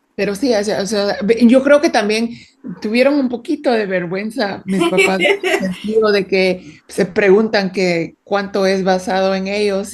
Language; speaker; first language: Spanish; early bilingual, heritage; Spanish